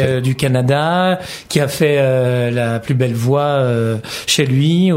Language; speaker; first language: French; native; French